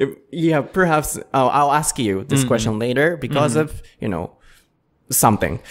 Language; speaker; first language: English; non-native, fluent; Japanese